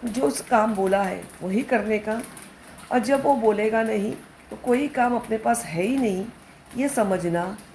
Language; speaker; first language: Hindi; non-native, local second language; Marathi